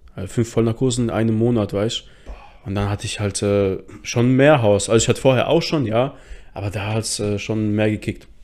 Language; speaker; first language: German; early bilingual, other home language; Russian